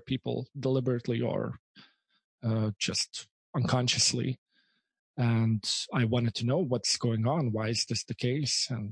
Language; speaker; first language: English; non-native, fluent; Lithuanian